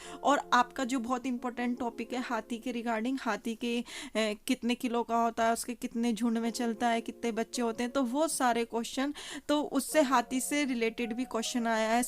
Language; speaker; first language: Hindi; native; Hindi